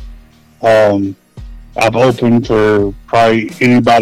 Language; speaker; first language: English; native; English